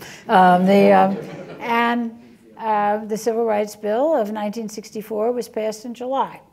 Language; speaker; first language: English; native; English